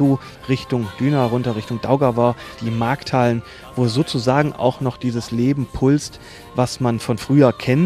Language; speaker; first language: German; native; German